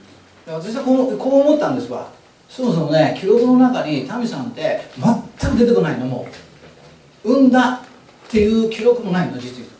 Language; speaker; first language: Japanese; native; Japanese